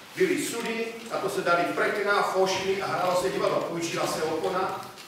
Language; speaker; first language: Czech; native; Czech